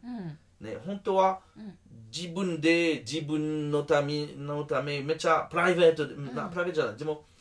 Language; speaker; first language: Japanese; non-native, learner; French